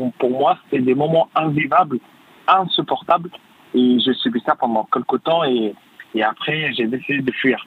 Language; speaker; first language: French; non-native, fluent; Arabic